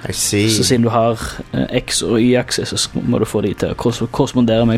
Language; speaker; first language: Norwegian; native; Norwegian